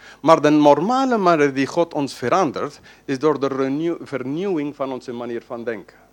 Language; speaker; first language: Dutch; non-native, fluent; English